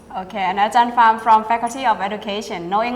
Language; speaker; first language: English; non-native, fluent; Thai